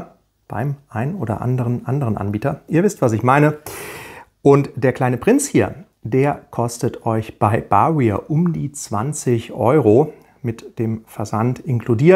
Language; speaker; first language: German; native; German